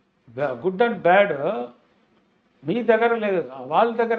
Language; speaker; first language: Telugu; non-native, learner; Tamil